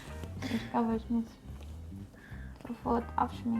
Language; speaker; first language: German; non-native, learner; Korean